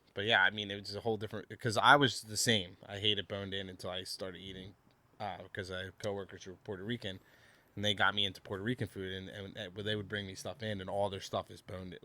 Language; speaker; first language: English; native; English